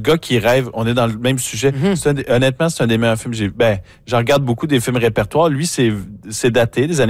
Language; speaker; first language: French; native; French